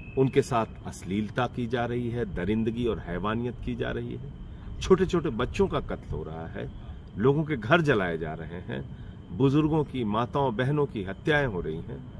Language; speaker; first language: Hindi; native; Hindi